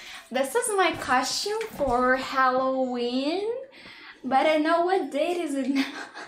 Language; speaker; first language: English; non-native, learner; Russian